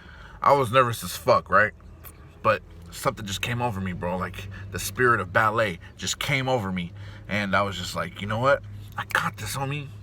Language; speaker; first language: English; native; English